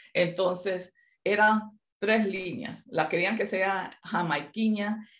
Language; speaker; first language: Spanish; early bilingual, other home language; English